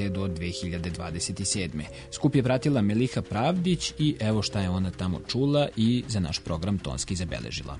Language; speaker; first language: Serbian; native; Serbian